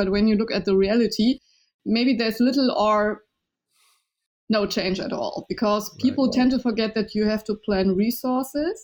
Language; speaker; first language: English; non-native, fluent; Chinese